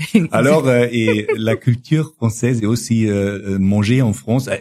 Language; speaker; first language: French; non-native, learner; German